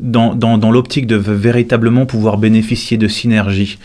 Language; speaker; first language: French; native; French